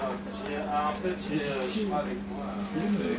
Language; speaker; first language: French; non-native, fluent; Russian